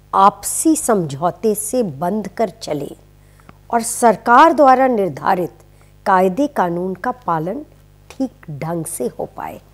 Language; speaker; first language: Hindi; native; Hindi